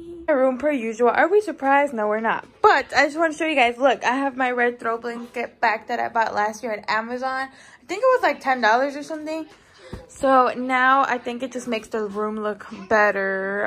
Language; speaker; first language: English; early bilingual, other home language; Spanish